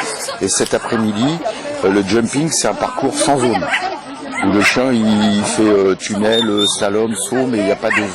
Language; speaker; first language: French; native; French